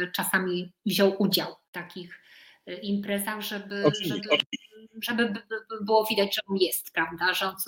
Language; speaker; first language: Polish; native; Polish